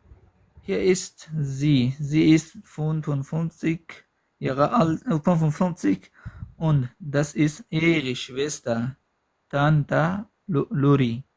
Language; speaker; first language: German; non-native, learner; Pashto